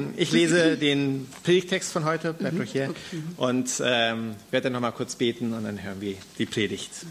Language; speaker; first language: German; native; German